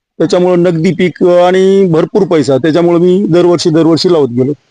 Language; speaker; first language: Marathi; native; Marathi